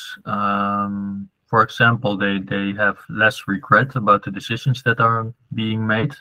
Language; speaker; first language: English; non-native, fluent; Dutch